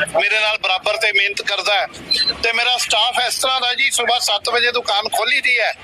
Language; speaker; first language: Hindi; native; Hindi